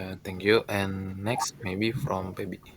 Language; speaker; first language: English; non-native, learner; Indonesian